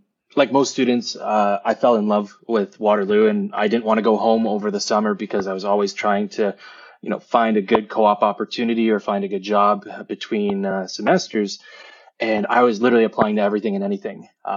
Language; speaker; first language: English; native; English